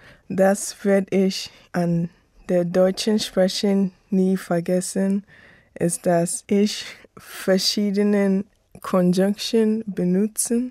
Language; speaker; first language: German; non-native, learner; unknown